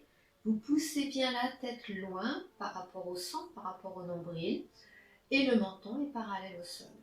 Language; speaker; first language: French; native; French